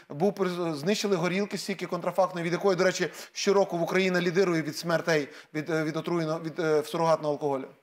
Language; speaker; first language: Ukrainian; native; Ukrainian